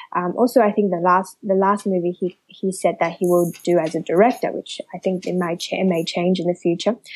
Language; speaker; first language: English; early bilingual, other home language; Chinese